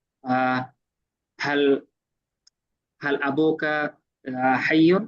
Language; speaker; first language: Arabic; non-native, fluent; Bangla